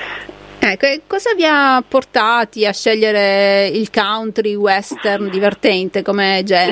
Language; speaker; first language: Italian; native; Italian